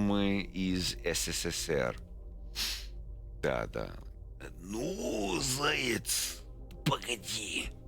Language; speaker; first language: Russian; non-native, learner; English